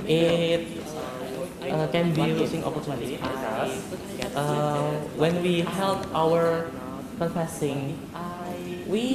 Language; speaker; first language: English; non-native, learner; Indonesian